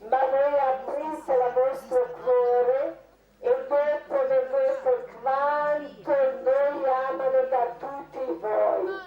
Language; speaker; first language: Italian; non-native, learner; Croatian